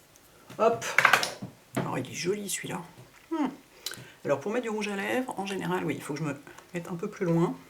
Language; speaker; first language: French; native; French